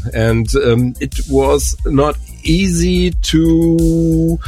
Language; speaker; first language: English; non-native, fluent; German